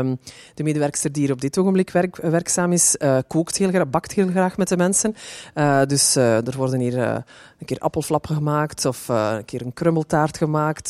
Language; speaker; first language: Dutch; native; Dutch